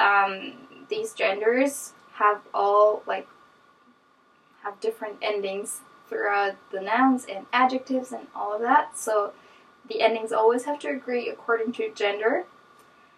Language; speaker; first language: English; non-native, fluent; German